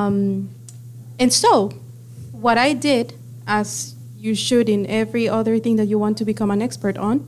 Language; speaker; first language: English; non-native, fluent; Spanish